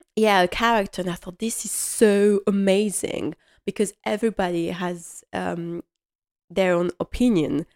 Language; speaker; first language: English; non-native, fluent; French